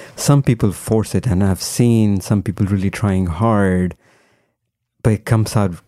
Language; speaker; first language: English; non-native, local second language; Hindi